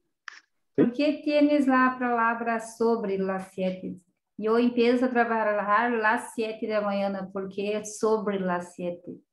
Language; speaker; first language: Spanish; non-native, learner; Portuguese